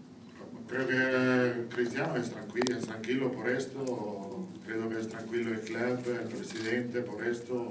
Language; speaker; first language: Spanish; non-native, fluent; Italian